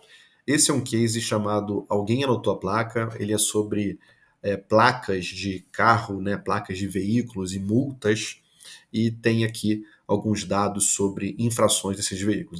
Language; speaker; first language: Portuguese; native; Portuguese